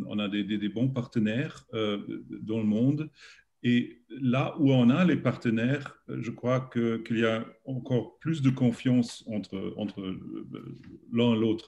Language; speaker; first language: French; non-native, learner; German